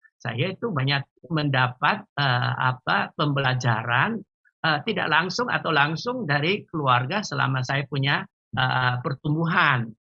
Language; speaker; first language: Indonesian; native; Indonesian